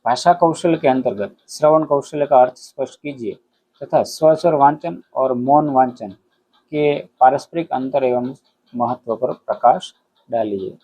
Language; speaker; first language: Hindi; non-native, local second language; Gujarati